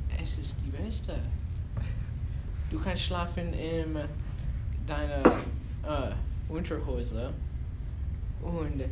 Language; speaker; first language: German; non-native, learner; English